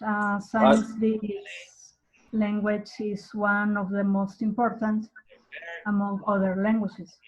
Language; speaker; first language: English; non-native, learner; Spanish